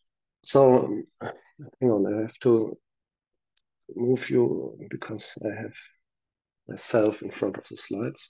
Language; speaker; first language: English; non-native, fluent; German